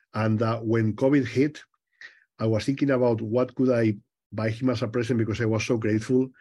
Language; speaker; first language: English; non-native, fluent; Spanish